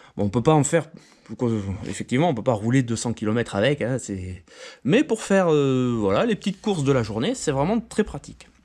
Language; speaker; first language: French; native; French